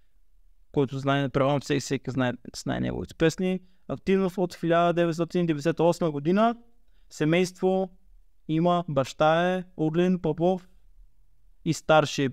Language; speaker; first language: Bulgarian; native; Bulgarian